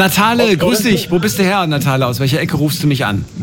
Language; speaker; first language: German; native; German